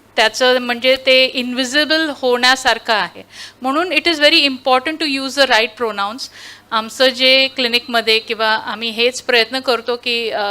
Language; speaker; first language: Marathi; non-native, local second language; Tulu